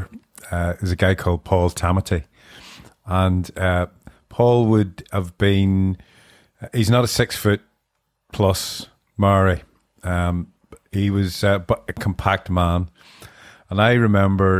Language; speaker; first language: English; native; English